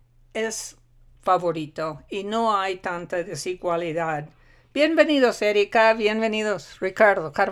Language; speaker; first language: Spanish; non-native, fluent; English